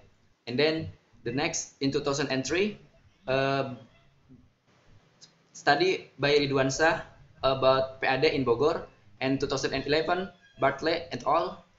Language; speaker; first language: English; non-native, learner; Indonesian